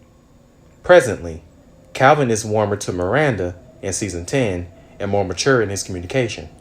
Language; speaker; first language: English; native; English